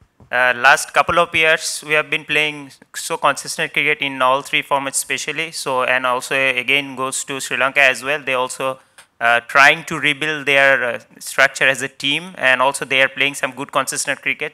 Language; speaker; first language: English; non-native, local second language; Bangla